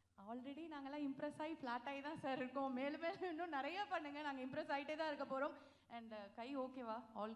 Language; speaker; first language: Tamil; native; Tamil